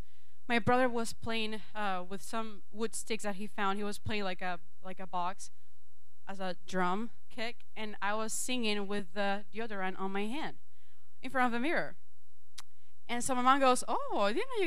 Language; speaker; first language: English; non-native, fluent; Spanish